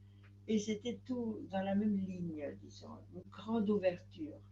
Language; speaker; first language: French; non-native, fluent; Spanish